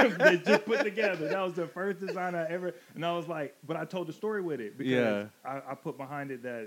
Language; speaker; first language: English; native; English